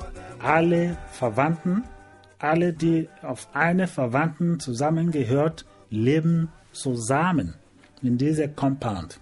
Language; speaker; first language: German; non-native, learner; Igbo